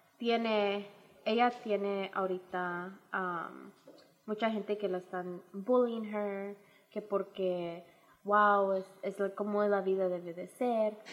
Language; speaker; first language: Spanish; early bilingual, heritage; Spanish